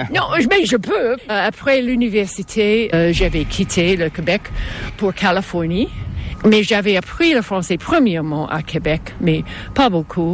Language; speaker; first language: French; non-native, local second language; English